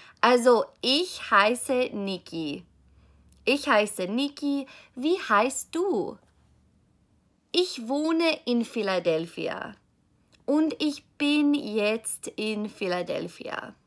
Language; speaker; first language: German; non-native, fluent; English